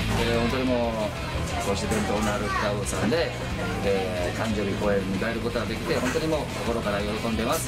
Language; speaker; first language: Japanese; native; Japanese